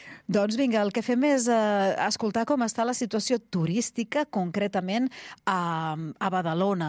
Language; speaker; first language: Catalan; native; Catalan